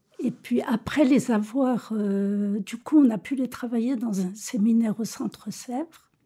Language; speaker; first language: French; native; French